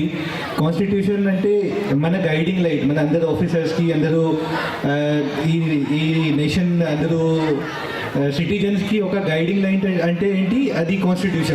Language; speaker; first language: Telugu; non-native, learner; Hindi